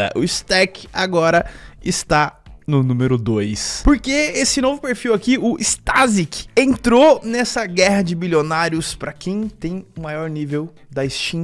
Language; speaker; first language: Portuguese; native; Portuguese